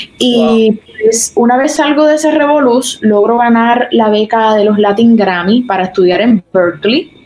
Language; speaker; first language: Spanish; native; Spanish